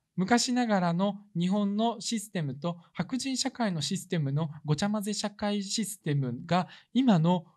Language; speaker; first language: Japanese; early bilingual, other home language; Russian